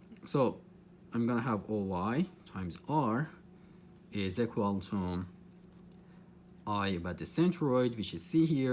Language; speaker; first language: English; non-native, fluent; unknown